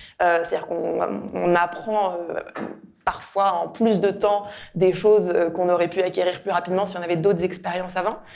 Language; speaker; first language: French; native; French